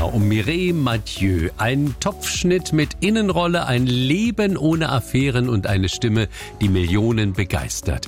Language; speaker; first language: German; native; German